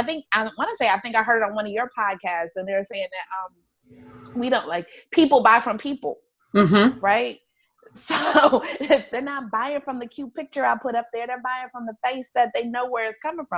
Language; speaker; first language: English; native; English